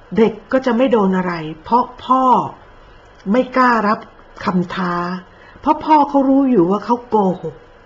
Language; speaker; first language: Thai; native; Thai